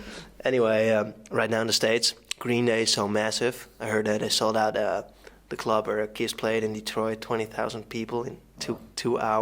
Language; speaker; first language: English; non-native, fluent; Dutch